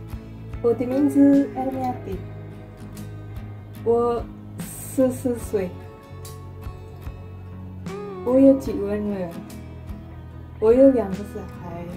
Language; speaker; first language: Chinese; non-native, learner; Indonesian